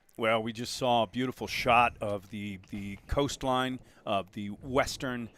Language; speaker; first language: English; native; English